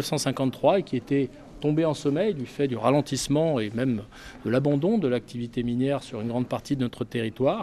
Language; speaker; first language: French; native; French